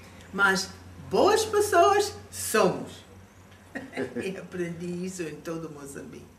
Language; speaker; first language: Portuguese; non-native, fluent; English